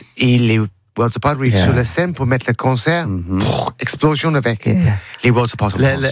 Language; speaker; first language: French; non-native, learner; English